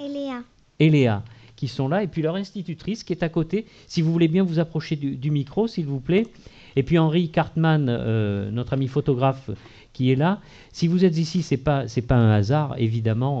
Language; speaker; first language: French; native; French